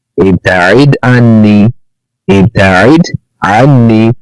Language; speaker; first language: Arabic; non-native, learner; Amharic